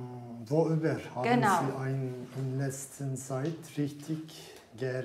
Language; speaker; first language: German; non-native, learner; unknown